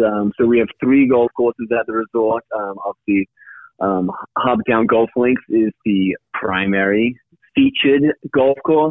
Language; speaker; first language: English; native; English